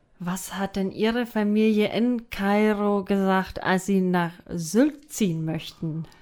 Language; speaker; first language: German; native; German